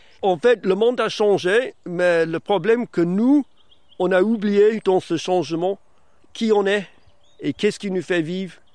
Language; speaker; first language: French; early bilingual, other home language; English